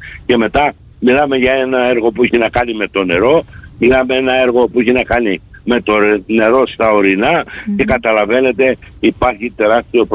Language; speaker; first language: Greek; native; Greek